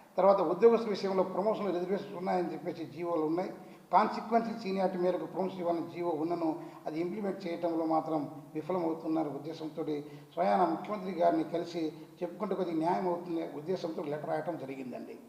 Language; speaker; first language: Telugu; non-native, local second language; Lambadi